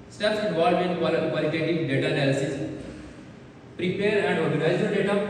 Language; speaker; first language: English; non-native, local second language; Urdu